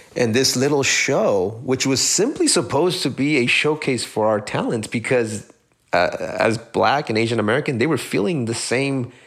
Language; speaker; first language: English; early bilingual, other home language; Spanish